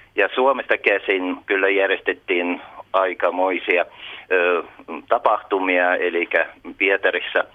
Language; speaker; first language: Finnish; early bilingual, heritage; Russian